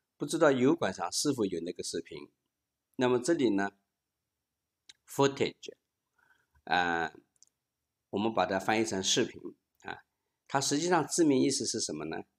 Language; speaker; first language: Chinese; native; Chinese